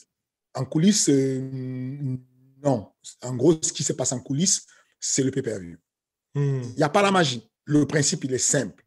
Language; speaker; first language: French; native; French